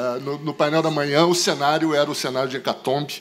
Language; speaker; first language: Portuguese; native; Portuguese